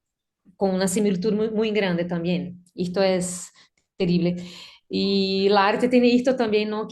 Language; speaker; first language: Spanish; non-native, learner; Portuguese